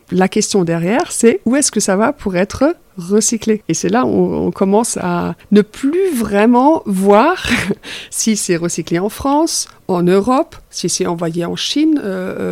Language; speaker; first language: French; non-native, fluent; German